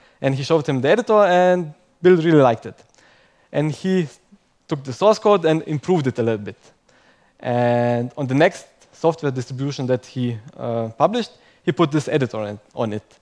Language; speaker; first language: English; non-native, fluent; Croatian